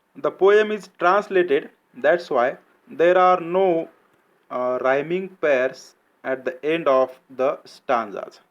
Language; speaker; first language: English; non-native, local second language; Marathi